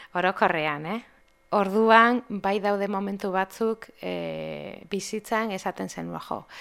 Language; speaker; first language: Basque; non-native, local second language; Spanish